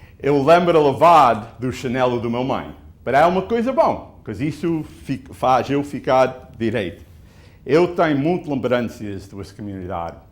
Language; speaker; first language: Portuguese; early bilingual, heritage; Portuguese